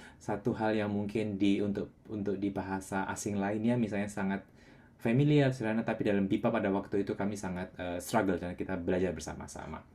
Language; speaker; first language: Indonesian; non-native, local second language; Javanese